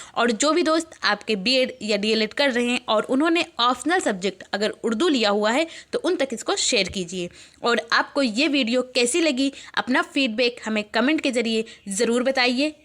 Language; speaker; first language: Urdu; native; Urdu